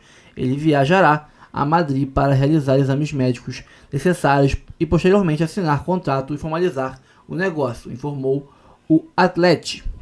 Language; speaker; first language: Portuguese; native; Portuguese